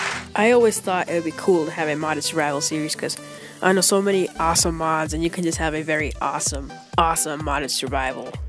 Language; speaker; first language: English; native; English